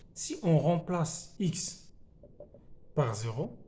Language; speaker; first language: French; non-native, local second language; Arabic